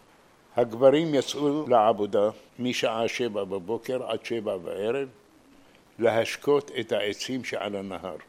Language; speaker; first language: Hebrew; non-native, fluent; Arabic